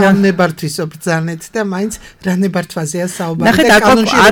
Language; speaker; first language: Georgian; native; Georgian